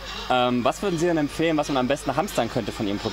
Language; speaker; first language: German; native; German